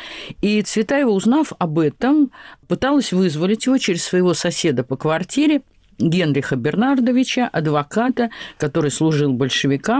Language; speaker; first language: Russian; native; Russian